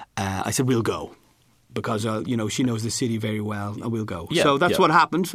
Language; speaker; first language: English; native; English